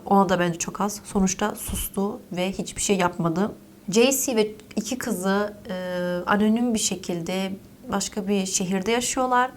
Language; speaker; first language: Turkish; early bilingual, heritage; Turkish